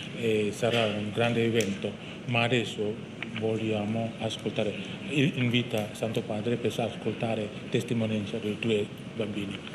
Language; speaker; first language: Italian; non-native, learner; Indonesian